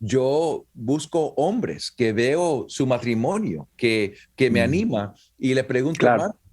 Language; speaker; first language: Spanish; early bilingual, heritage; Spanish